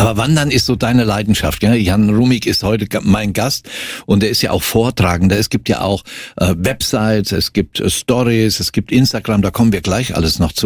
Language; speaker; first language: German; native; German